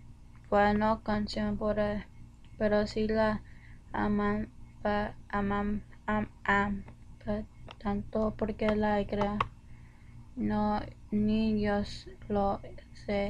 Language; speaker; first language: Spanish; non-native, learner; English